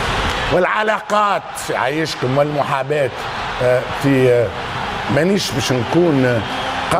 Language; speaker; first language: Arabic; native; Arabic